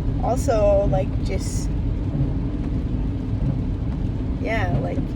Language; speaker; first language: English; native; English